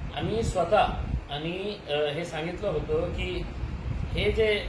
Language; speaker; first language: Marathi; non-native, local second language; Urdu